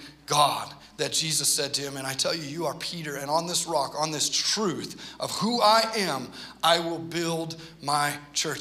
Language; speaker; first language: English; native; English